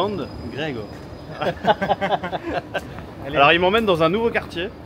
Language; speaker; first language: French; native; French